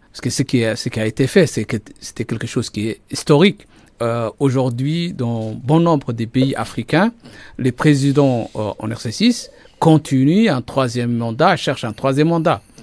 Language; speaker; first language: French; non-native, local second language; Somali